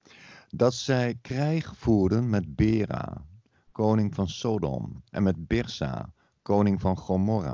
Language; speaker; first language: Dutch; native; Dutch